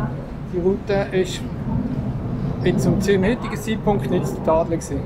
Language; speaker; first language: German; native; German